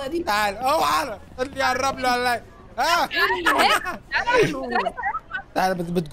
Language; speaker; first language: Arabic; native; Arabic